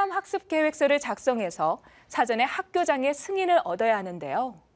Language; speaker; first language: Korean; native; Korean